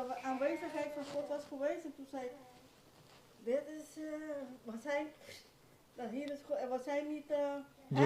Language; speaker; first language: Dutch; non-native, fluent; Spanish